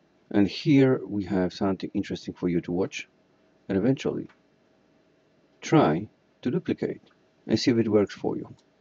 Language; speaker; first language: English; non-native, fluent; Polish